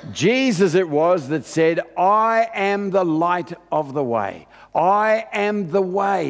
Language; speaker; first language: English; native; English